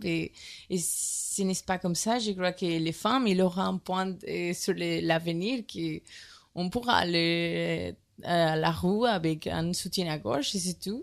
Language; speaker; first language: French; non-native, learner; Spanish